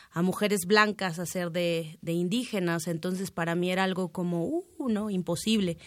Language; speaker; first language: Spanish; native; Spanish